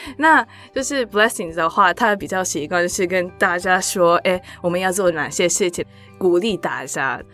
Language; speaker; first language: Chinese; non-native, fluent; Japanese